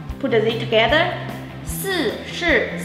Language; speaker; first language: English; non-native, learner; Chinese